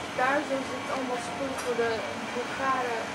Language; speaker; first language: Dutch; early bilingual, other home language; Turkish